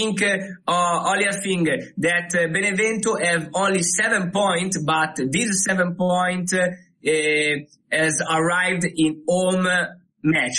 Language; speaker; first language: English; non-native, learner; Italian